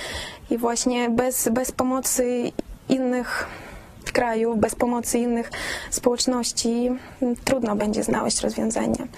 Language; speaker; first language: Polish; non-native, fluent; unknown